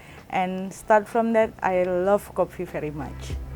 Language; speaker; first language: English; non-native, learner; Indonesian